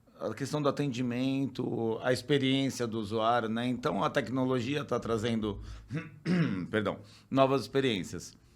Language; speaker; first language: Portuguese; native; Portuguese